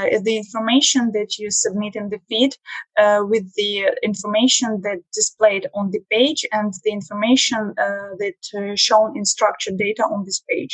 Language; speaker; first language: English; non-native, learner; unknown